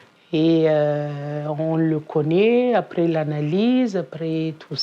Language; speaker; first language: French; non-native, local second language; Malagasy